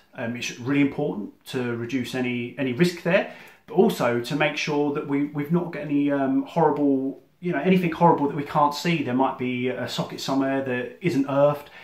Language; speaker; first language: English; native; English